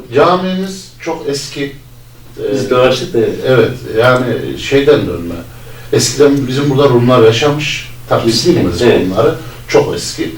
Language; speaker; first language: Turkish; native; Turkish